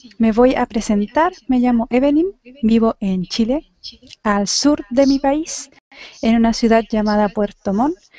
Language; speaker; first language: Spanish; native; Spanish